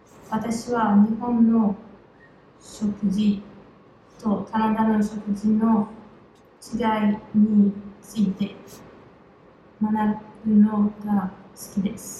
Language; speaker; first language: Japanese; non-native, learner; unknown